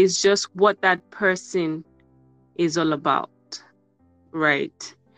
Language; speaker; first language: English; non-native, local second language; Yoruba